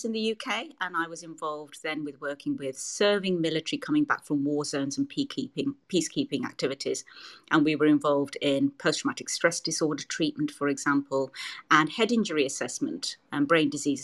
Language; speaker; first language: English; native; English